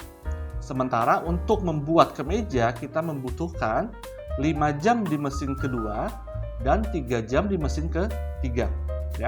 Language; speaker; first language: Indonesian; native; Indonesian